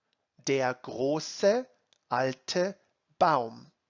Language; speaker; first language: German; non-native, fluent; English